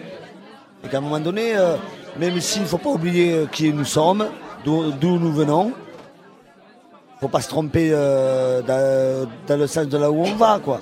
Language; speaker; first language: French; native; French